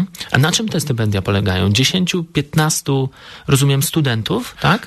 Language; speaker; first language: Polish; native; Polish